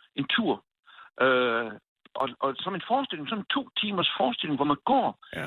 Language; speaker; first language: Danish; native; Danish